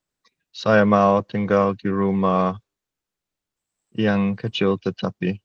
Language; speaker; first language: Indonesian; non-native, learner; English